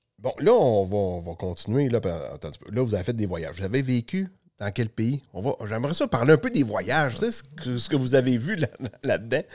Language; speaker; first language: French; native; French